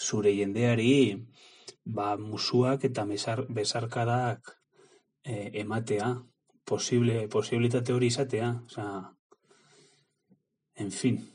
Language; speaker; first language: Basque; non-native, learner; Spanish